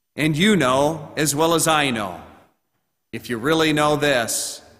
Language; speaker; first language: English; native; English